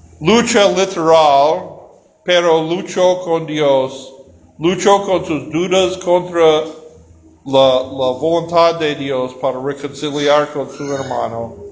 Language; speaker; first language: Spanish; non-native, learner; English